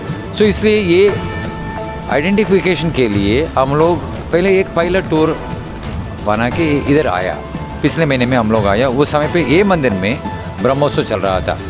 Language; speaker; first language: Hindi; non-native, local second language; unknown